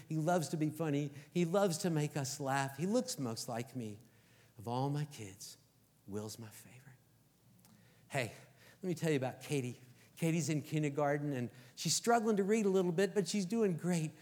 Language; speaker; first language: English; native; English